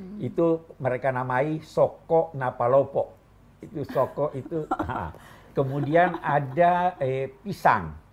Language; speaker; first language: Indonesian; native; Indonesian